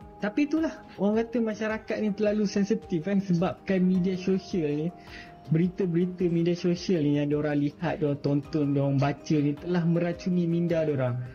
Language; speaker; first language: Malay; native; Malay